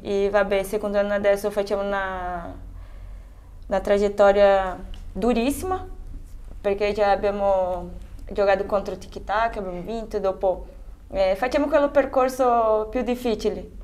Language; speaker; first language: Italian; non-native, fluent; Portuguese